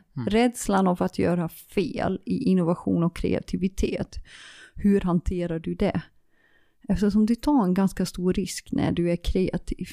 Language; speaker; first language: Swedish; non-native, fluent; Dutch